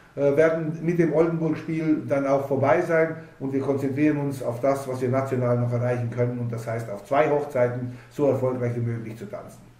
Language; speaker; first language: German; native; German